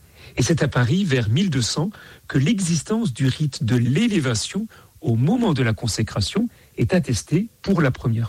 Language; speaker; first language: French; native; French